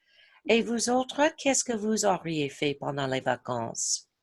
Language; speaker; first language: French; non-native, fluent; English